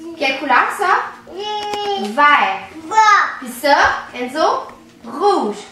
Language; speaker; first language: French; native; French